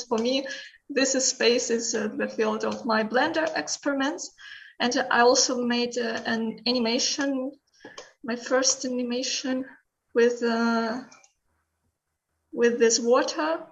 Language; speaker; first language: English; non-native, learner; Russian